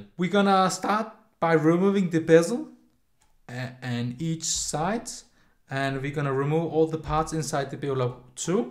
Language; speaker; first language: English; non-native, fluent; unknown